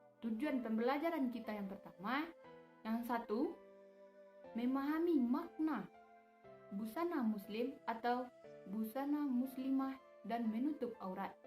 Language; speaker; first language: Malay; non-native, local second language; Minangkabau